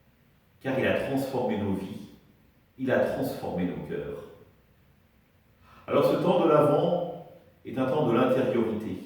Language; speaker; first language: French; native; French